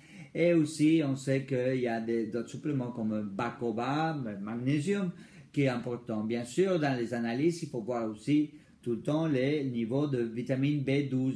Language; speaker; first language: French; non-native, fluent; Spanish